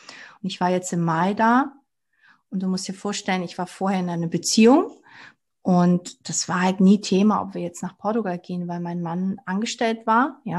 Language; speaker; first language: German; early bilingual, other home language; Portuguese